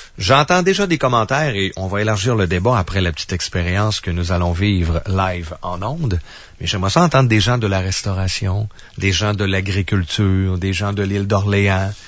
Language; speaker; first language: French; native; French